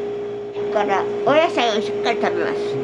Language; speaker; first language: Japanese; native; Japanese